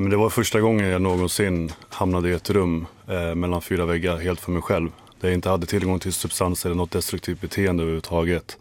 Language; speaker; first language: Swedish; early bilingual, other home language; Finnish